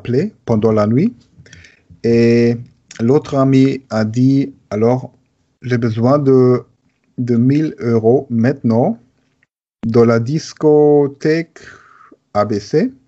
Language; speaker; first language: French; non-native, learner; German